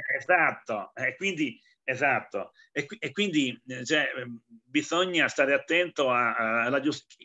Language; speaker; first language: Italian; native; Italian